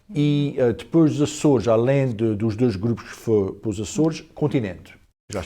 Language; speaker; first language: Portuguese; early bilingual, heritage; Portuguese